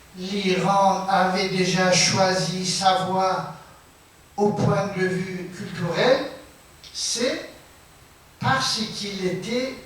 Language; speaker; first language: French; non-native, fluent; Persian